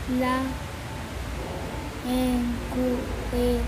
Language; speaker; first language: Spanish; non-native, learner; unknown